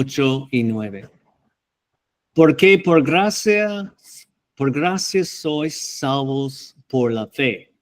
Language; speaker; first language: Spanish; non-native, fluent; English